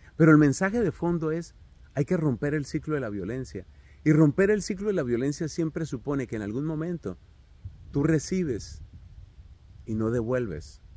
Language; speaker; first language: Spanish; native; Spanish